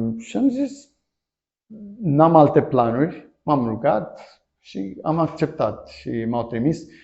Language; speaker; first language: Romanian; non-native, fluent; English